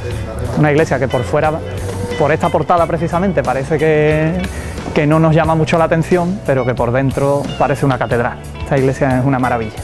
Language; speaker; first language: Spanish; native; Spanish